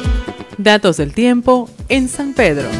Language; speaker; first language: Spanish; native; Spanish